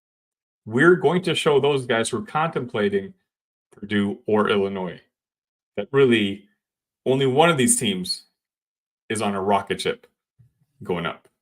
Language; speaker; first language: English; native; English